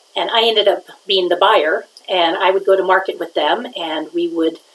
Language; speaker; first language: English; native; English